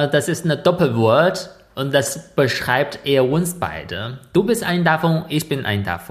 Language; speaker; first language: German; non-native, fluent; Chinese